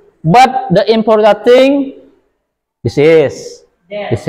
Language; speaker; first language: English; non-native, local second language; Indonesian